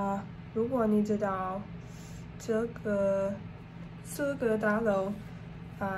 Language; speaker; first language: Chinese; non-native, learner; English